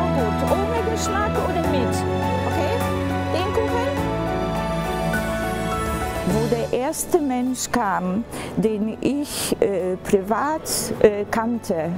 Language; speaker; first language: German; non-native, fluent; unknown